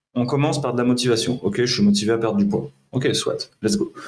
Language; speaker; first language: French; native; French